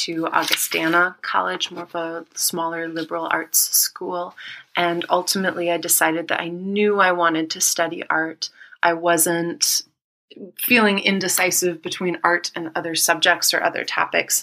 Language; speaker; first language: English; native; English